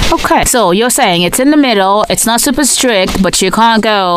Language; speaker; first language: English; non-native, local second language; Yoruba